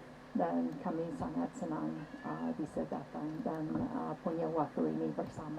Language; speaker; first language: Indonesian; non-native, fluent; English